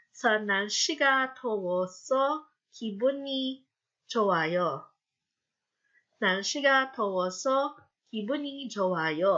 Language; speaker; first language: Korean; non-native, fluent; Filipino